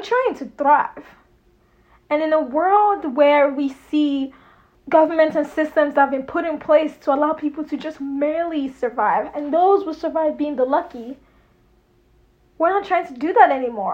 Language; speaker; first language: English; non-native, local second language; Yoruba